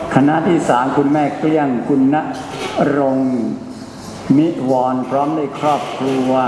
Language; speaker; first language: Thai; native; Thai